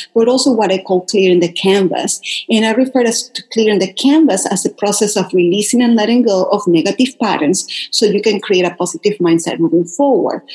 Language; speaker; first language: English; non-native, fluent; Spanish